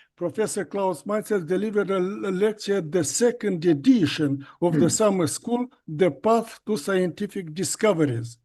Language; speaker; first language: English; non-native, fluent; Romanian